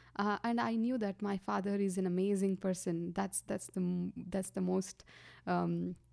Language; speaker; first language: English; non-native, local second language; Kannada